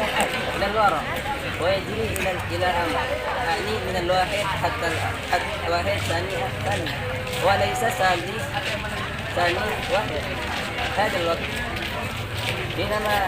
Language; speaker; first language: Arabic; non-native, learner; Indonesian